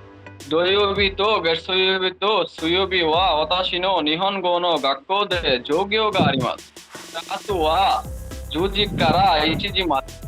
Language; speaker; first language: Japanese; non-native, learner; Bangla